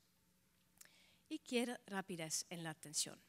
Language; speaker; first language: Spanish; non-native, fluent; Dutch